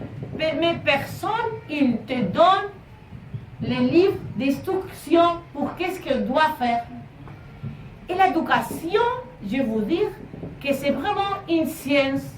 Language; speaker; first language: French; non-native, learner; Spanish